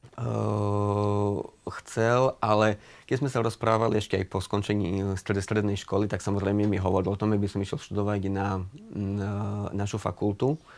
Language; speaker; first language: Slovak; native; Slovak